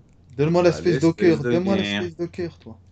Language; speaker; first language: French; native; French